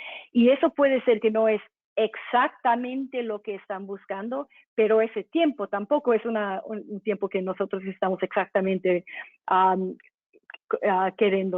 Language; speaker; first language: Spanish; non-native, fluent; English